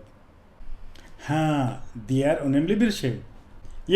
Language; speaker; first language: Turkish; non-native, fluent; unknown